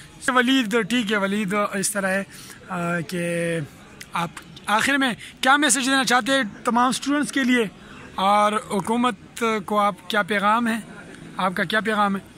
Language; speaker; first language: Urdu; non-native, local second language; Pashto